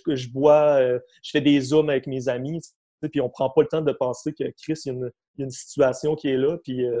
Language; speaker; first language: French; native; French